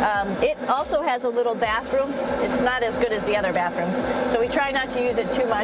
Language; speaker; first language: English; native; English